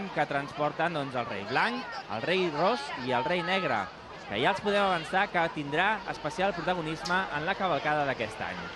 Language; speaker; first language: Catalan; native; Catalan